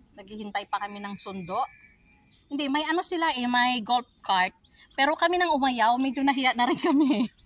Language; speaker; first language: Filipino; native; Filipino